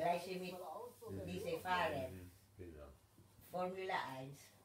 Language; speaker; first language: German; non-native, learner; Filipino